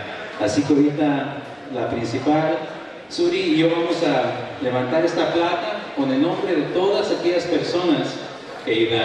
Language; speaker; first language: Spanish; native; Spanish